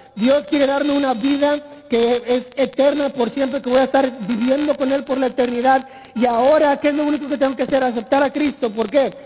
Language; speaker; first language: Spanish; native; Spanish